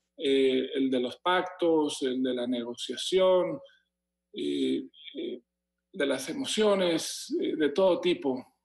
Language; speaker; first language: Spanish; native; Spanish